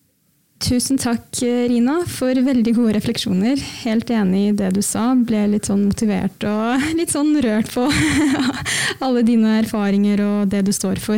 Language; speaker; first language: Norwegian; native; Norwegian